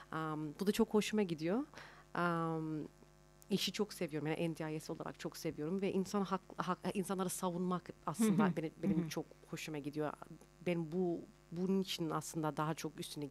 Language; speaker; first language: Turkish; early bilingual, heritage; Turkish